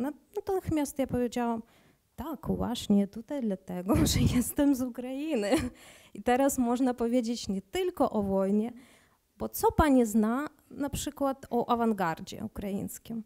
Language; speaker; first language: Polish; non-native, learner; Ukrainian